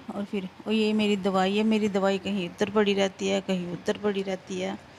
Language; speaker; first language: Hindi; non-native, local second language; Punjabi